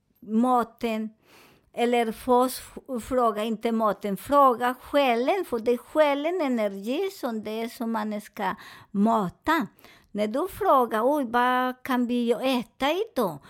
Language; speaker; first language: Swedish; non-native, fluent; Spanish